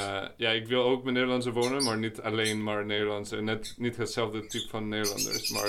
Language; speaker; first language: Dutch; non-native, learner; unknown